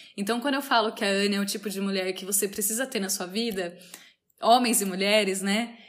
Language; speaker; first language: Portuguese; native; Portuguese